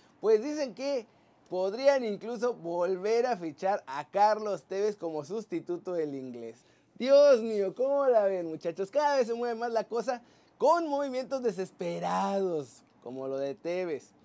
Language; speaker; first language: Spanish; native; Spanish